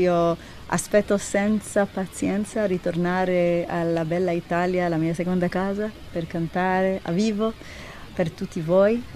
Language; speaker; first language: Italian; non-native, learner; Hebrew